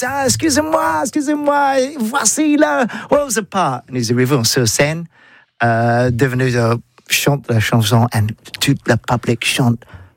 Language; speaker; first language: French; non-native, learner; English